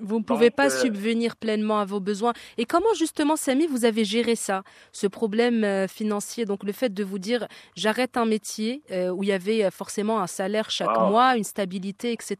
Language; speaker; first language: French; native; French